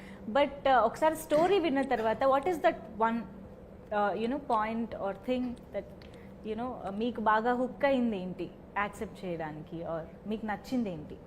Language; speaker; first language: Telugu; native; Telugu